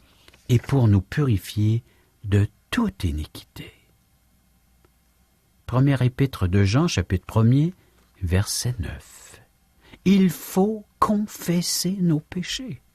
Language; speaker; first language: French; native; French